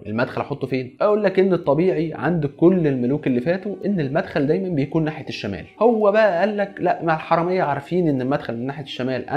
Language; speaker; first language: Arabic; native; Arabic